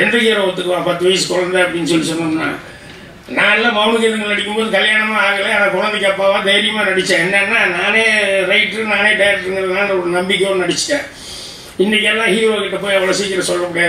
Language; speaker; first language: Tamil; native; Tamil